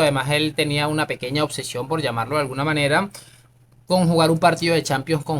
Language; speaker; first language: Spanish; native; Spanish